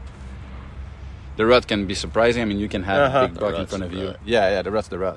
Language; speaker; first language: English; non-native, fluent; French